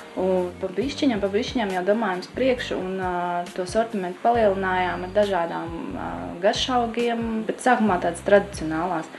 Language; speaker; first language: Latvian; native; Latvian